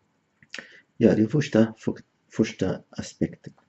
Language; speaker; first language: Swedish; non-native, fluent; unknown